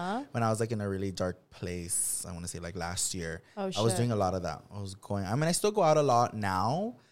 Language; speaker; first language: English; native; English